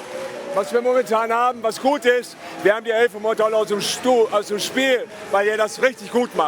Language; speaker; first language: German; native; German